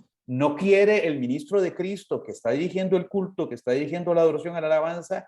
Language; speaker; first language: Spanish; native; Spanish